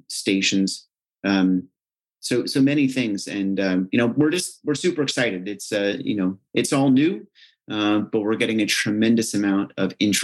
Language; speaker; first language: English; native; English